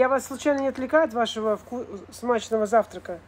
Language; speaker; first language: Russian; native; Russian